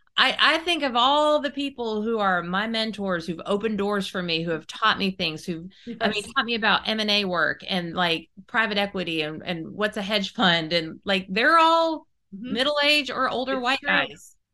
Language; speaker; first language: English; early bilingual, other home language; Italian